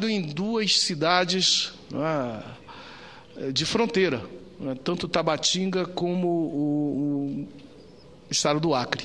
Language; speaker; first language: Portuguese; native; Portuguese